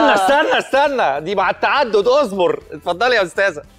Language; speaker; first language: Arabic; native; Arabic